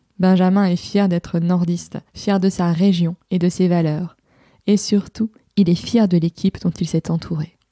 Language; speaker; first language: French; native; French